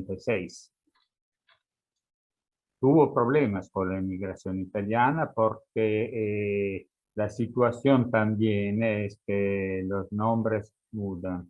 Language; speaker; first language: Spanish; non-native, fluent; Italian